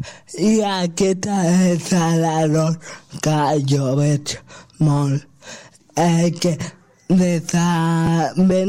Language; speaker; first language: Catalan; non-native, local second language; Spanish